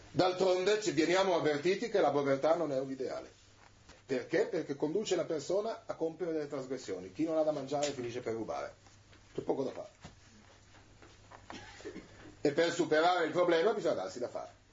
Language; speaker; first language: Italian; native; Italian